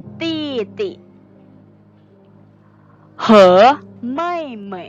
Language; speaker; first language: Chinese; non-native, fluent; Thai